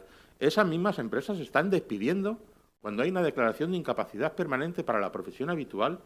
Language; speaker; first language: Spanish; native; Spanish